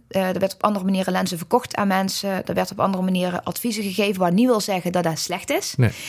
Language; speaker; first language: Dutch; native; Dutch